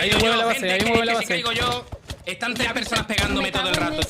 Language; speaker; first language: Spanish; native; Spanish